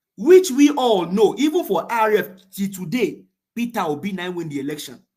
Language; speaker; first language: Nigerian Pidgin; non-native, local second language; Yoruba